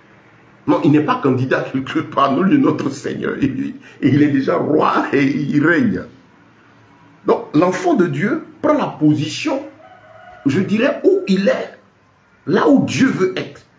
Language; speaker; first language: French; native; French